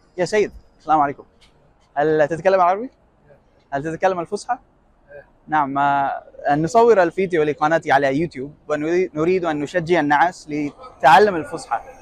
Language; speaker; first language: Arabic; non-native, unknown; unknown